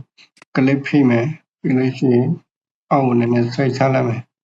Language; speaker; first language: Burmese; native; Burmese